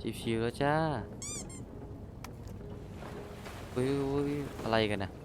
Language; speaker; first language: Thai; native; Thai